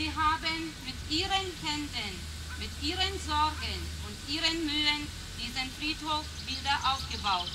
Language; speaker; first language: German; non-native, fluent; Lithuanian